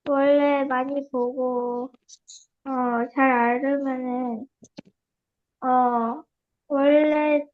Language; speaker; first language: Korean; early bilingual, heritage; Korean